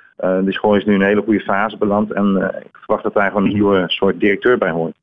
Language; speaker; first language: Dutch; native; Dutch